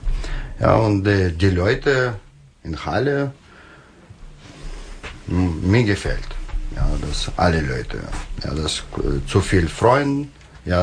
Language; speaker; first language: German; non-native, learner; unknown